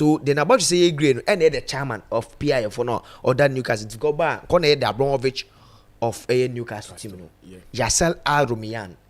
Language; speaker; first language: English; non-native, local second language; Akan